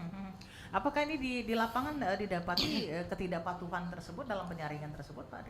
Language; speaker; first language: Indonesian; native; Indonesian